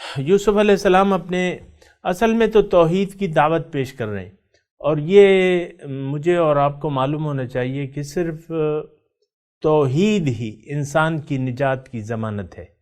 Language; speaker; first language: Urdu; non-native, local second language; Pashto